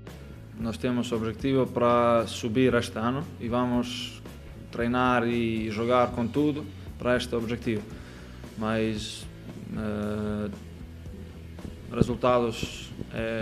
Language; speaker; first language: Portuguese; non-native, learner; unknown